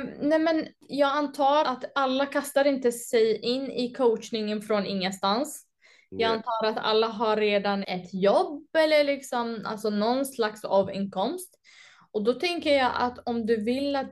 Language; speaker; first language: Swedish; native; Swedish